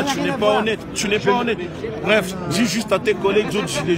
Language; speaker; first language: French; native; French